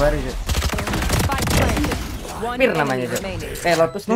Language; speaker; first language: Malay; non-native, local second language; Javanese